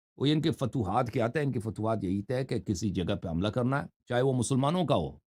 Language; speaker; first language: Urdu; non-native, fluent; Persian